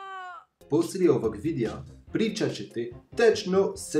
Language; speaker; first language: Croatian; non-native, fluent; French